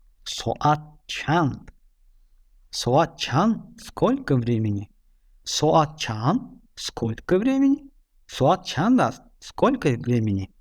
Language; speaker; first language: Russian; non-native, fluent; Tajik